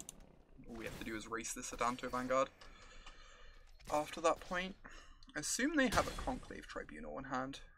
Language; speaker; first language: English; native; English